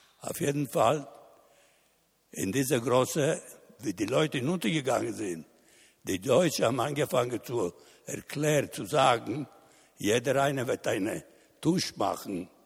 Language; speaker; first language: German; non-native, learner; Italian